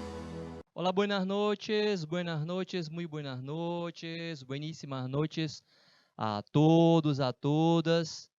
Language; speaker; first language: Spanish; non-native, fluent; Portuguese